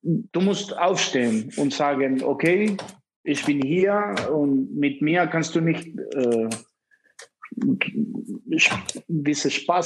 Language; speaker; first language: German; non-native, fluent; Spanish